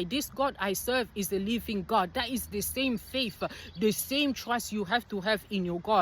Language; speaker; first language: English; non-native, fluent; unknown